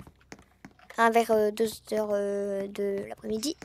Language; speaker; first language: French; native; French